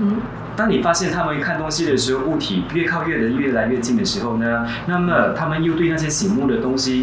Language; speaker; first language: Chinese; native; Chinese